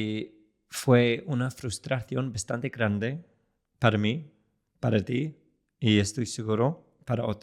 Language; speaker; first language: Spanish; non-native, fluent; English